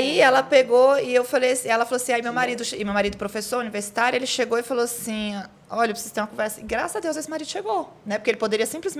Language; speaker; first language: Portuguese; native; Portuguese